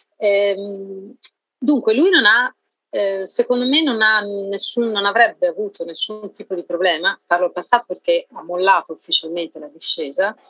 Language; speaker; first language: Italian; native; Italian